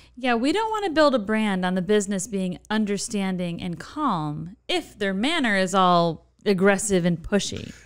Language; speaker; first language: English; native; English